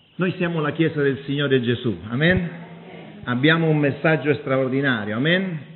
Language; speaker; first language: Italian; early bilingual, heritage; Italian